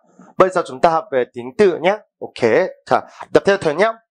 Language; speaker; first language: Vietnamese; non-native, fluent; Korean